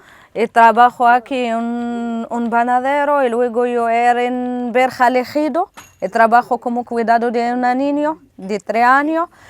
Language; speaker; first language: Spanish; non-native, learner; Arabic